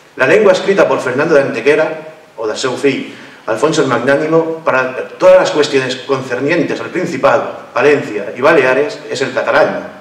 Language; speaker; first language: Spanish; non-native, local second language; Catalan